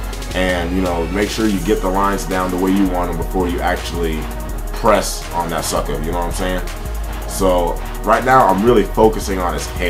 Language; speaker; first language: English; native; English